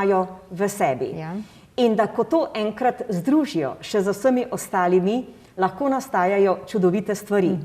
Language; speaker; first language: Slovenian; native; Slovenian